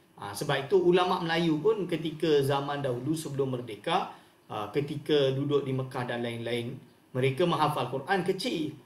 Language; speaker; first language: Malay; native; Malay